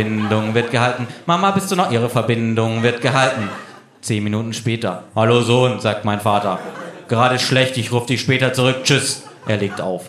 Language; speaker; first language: German; native; German